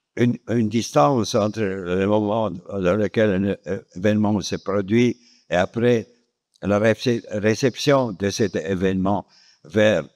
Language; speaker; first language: French; non-native, fluent; Romanian